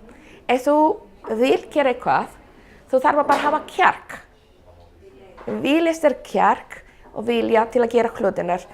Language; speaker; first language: Icelandic; non-native, fluent; Spanish